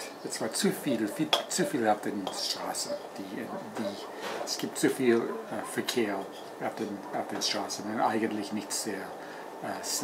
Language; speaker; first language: German; non-native, fluent; English